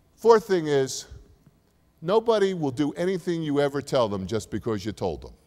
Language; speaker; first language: English; native; English